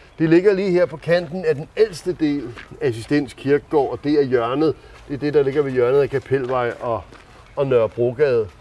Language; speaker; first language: Danish; native; Danish